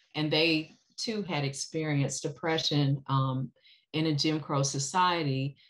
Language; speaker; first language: English; native; English